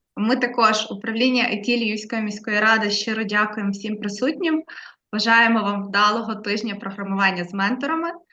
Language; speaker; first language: Ukrainian; native; Ukrainian